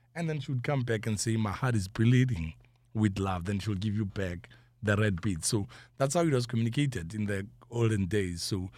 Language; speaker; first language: English; non-native, local second language; Zulu